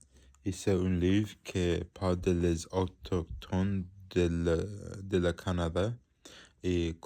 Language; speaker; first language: French; non-native, learner; English